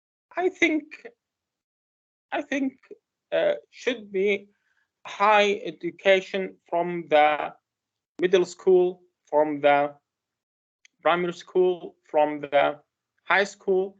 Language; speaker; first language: English; non-native, learner; Arabic